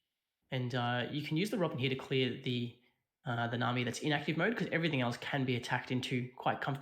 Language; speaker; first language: English; native; English